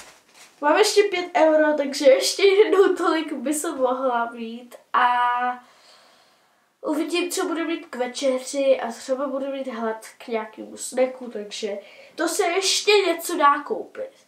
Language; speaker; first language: Czech; early bilingual, heritage; Czech